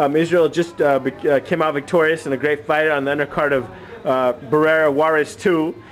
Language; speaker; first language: English; native; English